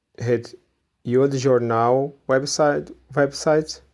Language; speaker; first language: Dutch; non-native, learner; Portuguese